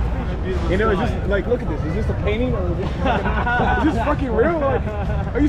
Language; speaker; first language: English; native; English